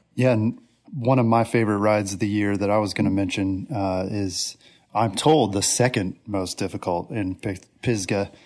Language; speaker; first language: English; native; English